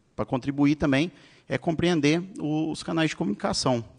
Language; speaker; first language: Portuguese; native; Portuguese